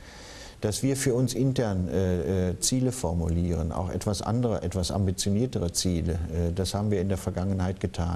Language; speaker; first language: German; native; German